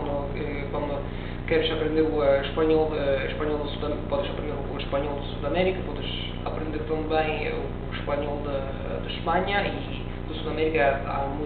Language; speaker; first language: Portuguese; non-native, learner; Italian